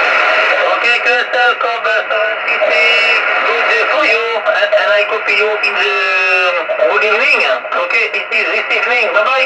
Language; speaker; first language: English; non-native, learner; French